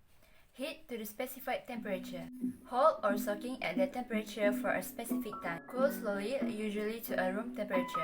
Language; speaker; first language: English; non-native, local second language; Malay